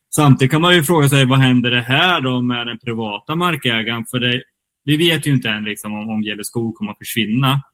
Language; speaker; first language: Swedish; native; Swedish